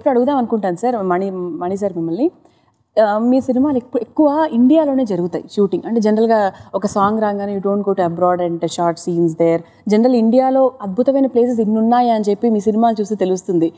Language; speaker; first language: Telugu; native; Telugu